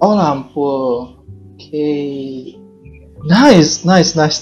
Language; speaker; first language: English; non-native, learner; Indonesian